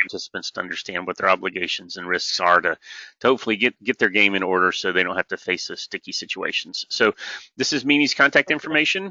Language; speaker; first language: English; native; English